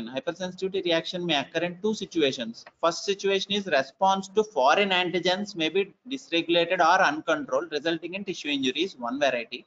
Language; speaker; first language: English; non-native, local second language; Telugu